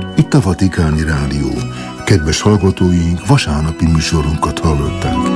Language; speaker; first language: Hungarian; native; Hungarian